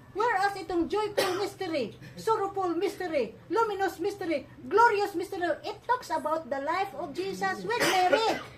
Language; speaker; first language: English; non-native, local second language; Filipino